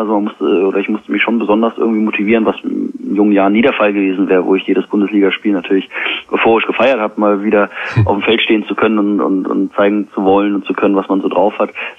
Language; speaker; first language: German; native; German